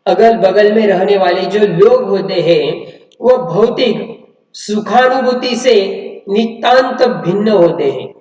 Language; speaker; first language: Hindi; non-native, local second language; Marathi